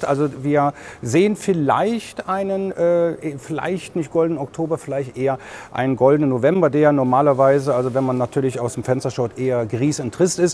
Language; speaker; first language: German; native; German